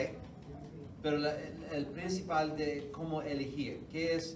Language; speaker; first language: Spanish; non-native, fluent; English